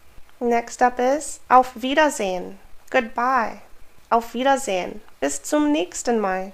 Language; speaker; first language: German; non-native, fluent; English